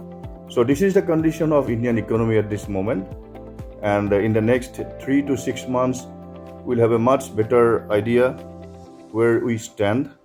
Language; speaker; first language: English; non-native, local second language; Assamese